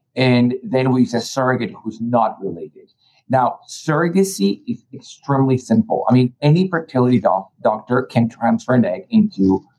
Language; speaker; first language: English; early bilingual, other home language; Spanish